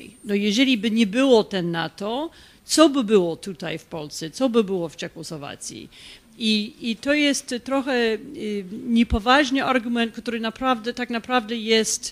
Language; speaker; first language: Polish; non-native, fluent; English